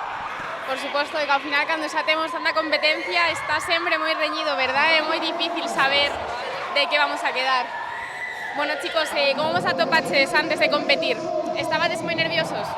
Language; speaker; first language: Galician; native; Galician